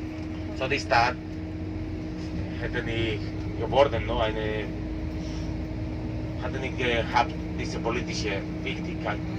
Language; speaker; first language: German; non-native, learner; Catalan